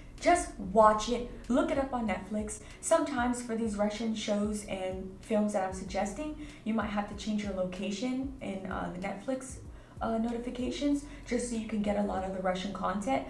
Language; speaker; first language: English; native; English